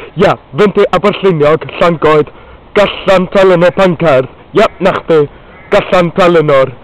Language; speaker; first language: Welsh; non-native, learner; English